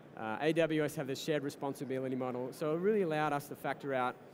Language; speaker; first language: English; native; English